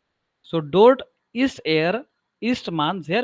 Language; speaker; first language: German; non-native, learner; Marathi